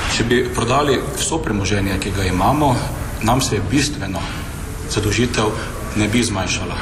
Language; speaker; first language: Slovenian; native; Slovenian